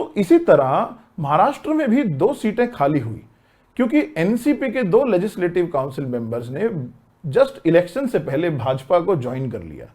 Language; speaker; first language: Hindi; native; Hindi